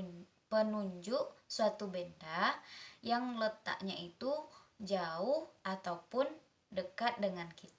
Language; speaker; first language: Indonesian; native; Indonesian